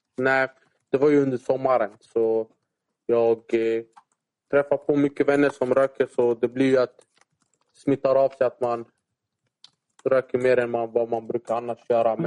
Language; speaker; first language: Swedish; early bilingual, other home language; Arabic